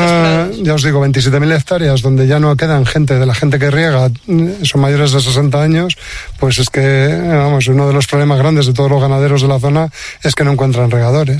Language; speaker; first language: Spanish; native; Spanish